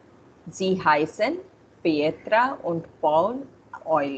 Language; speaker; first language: German; non-native, fluent; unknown